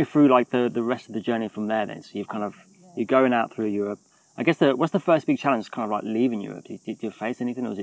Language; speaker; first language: English; native; English